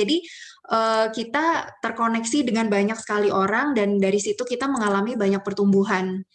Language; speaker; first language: Indonesian; native; Indonesian